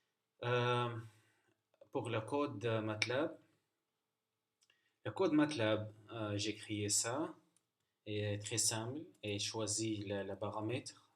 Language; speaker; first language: French; non-native, learner; Arabic